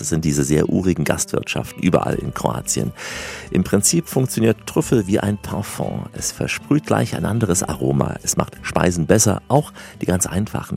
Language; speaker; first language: German; native; German